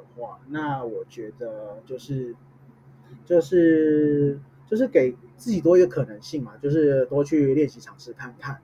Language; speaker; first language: Chinese; native; Chinese